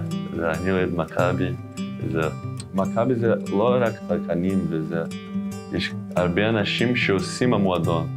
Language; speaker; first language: Hebrew; non-native, learner; Portuguese